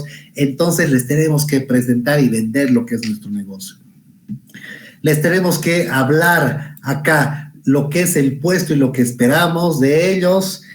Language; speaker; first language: Spanish; native; Spanish